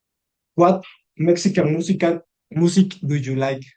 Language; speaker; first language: English; non-native, learner; Spanish